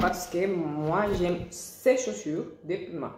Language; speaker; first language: French; non-native, fluent; Spanish